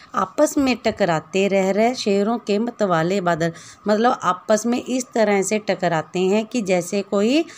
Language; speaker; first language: Hindi; native; Hindi